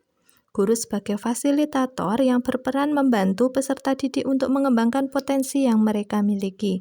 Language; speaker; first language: Indonesian; native; Indonesian